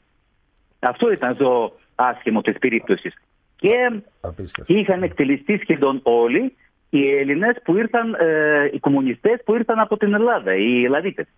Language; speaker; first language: Greek; early bilingual, heritage; Greek